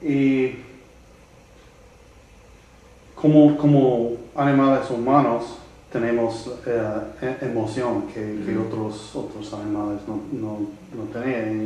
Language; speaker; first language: Spanish; non-native, learner; English